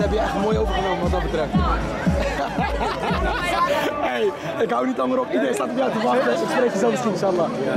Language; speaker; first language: Dutch; native; Dutch